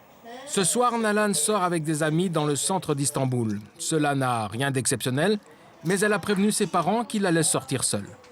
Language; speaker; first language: French; native; French